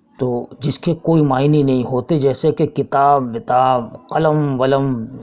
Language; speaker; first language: Urdu; native; Urdu